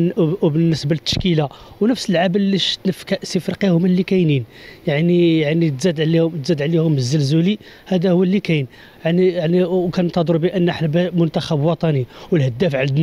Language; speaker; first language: Arabic; native; Arabic